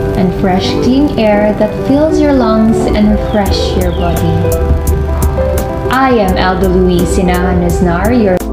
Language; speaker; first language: English; non-native, local second language; Cebuano